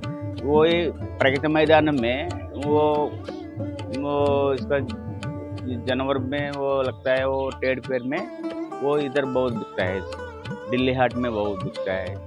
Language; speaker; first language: Hindi; non-native, local second language; Telugu